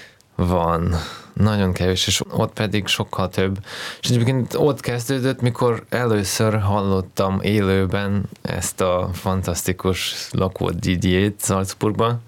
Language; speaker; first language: Hungarian; early bilingual, heritage; Hungarian